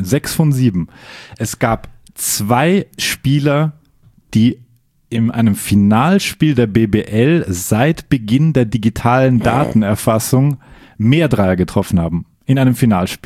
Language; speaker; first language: German; native; German